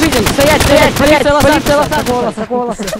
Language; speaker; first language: Russian; native; Russian